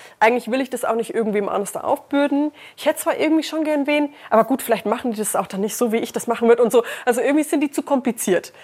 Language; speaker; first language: German; early bilingual, other home language; English